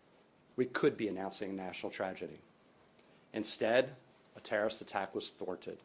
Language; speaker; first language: English; native; English